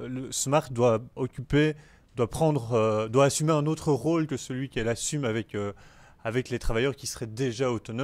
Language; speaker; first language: French; native; French